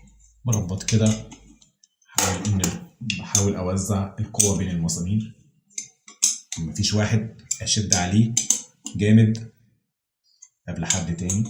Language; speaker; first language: Arabic; native; Arabic